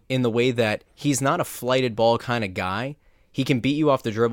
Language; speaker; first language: English; native; English